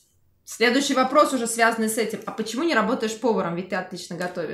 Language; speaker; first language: Russian; native; Russian